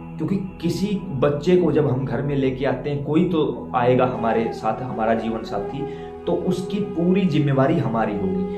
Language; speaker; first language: Hindi; native; Hindi